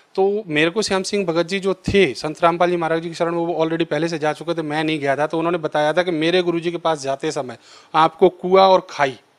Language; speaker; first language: Hindi; native; Hindi